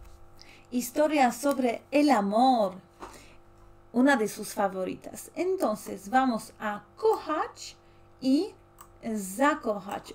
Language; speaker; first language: Spanish; non-native, fluent; Polish